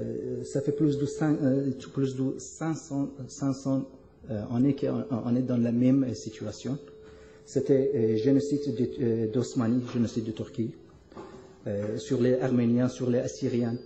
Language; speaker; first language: French; non-native, learner; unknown